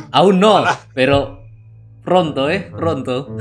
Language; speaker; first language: Spanish; non-native, fluent; Indonesian